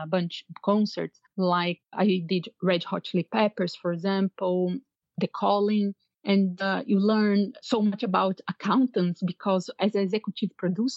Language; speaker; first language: English; non-native, fluent; Portuguese